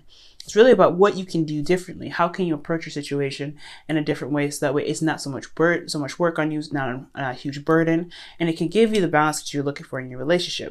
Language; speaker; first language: English; native; English